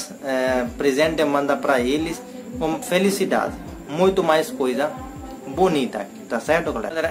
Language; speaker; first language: Portuguese; non-native, learner; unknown